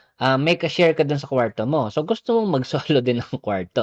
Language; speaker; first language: Filipino; native; Filipino